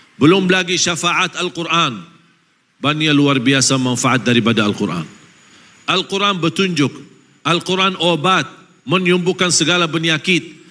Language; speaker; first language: Malay; non-native, fluent; Arabic